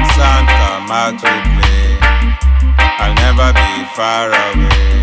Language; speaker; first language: Spanish; non-native, fluent; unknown